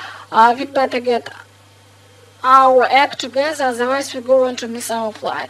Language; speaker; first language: English; non-native, fluent; Russian